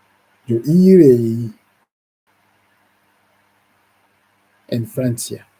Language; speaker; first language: Spanish; non-native, learner; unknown